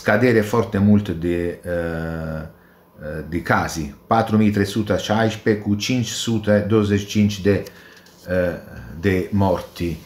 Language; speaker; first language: Romanian; non-native, learner; Italian